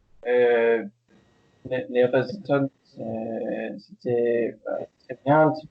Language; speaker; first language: French; non-native, learner; English